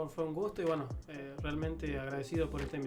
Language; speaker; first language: Spanish; native; Spanish